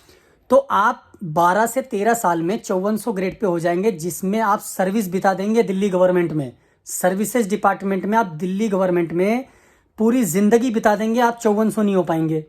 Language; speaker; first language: Hindi; native; Hindi